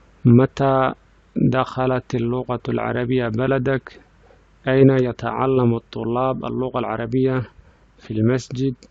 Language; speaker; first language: Arabic; non-native, fluent; Somali